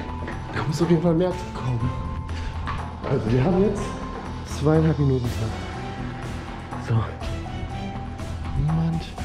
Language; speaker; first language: German; native; German